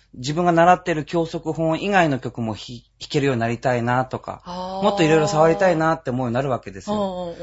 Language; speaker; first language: Japanese; native; Japanese